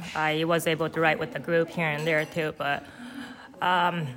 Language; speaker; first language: English; non-native, fluent; Japanese